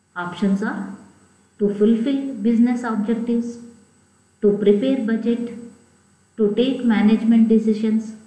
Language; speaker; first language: English; non-native, local second language; Kannada